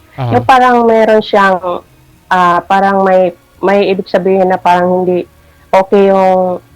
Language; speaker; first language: Filipino; non-native, local second language; Cebuano